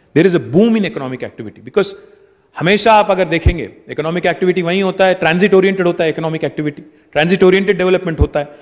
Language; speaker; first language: Hindi; non-native, local second language; Telugu